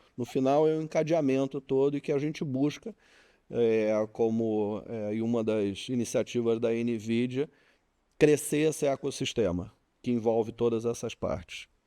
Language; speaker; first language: Portuguese; native; Portuguese